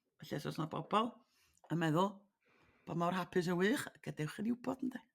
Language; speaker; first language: Welsh; native; Welsh